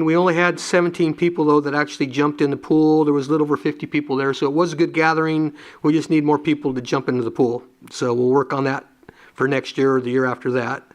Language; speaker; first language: English; native; English